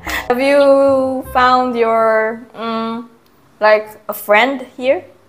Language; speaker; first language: English; non-native, local second language; Filipino